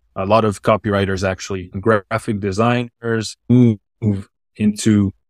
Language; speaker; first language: English; non-native, fluent; German